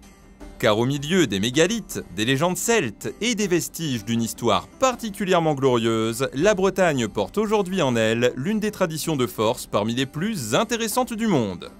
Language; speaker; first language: French; native; French